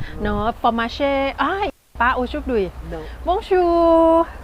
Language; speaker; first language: French; non-native, learner; Thai